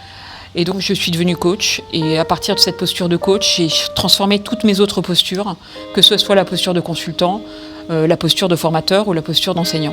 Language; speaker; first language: French; native; French